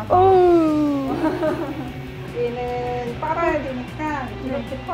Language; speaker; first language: Korean; native; Korean